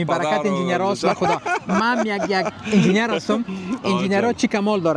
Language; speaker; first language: Persian; non-native, local second language; Pashto